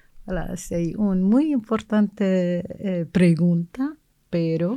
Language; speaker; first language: Spanish; non-native, learner; Arabic